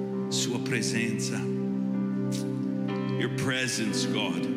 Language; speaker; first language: Portuguese; non-native, learner; English